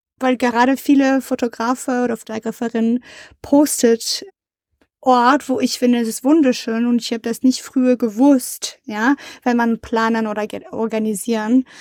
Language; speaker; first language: German; non-native, learner; French